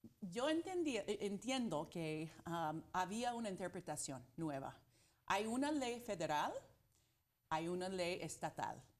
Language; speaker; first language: Spanish; non-native, fluent; English